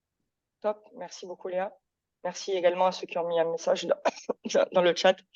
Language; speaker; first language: French; native; French